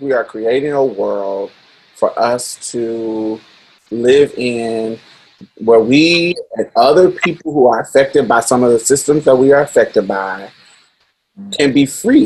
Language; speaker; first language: English; native; English